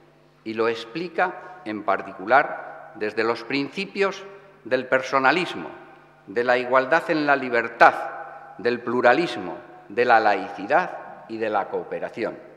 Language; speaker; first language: Spanish; native; Spanish